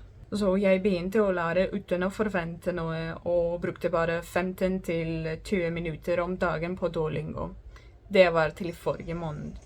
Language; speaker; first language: Norwegian; non-native, learner; Greek